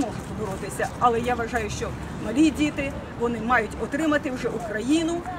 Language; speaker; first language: Ukrainian; native; Ukrainian